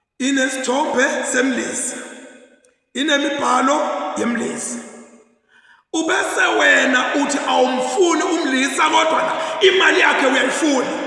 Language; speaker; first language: Zulu; non-native, local second language; Swati